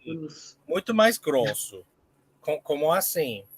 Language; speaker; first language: Portuguese; non-native, learner; English